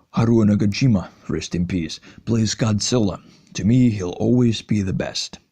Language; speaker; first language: English; non-native, fluent; Finnish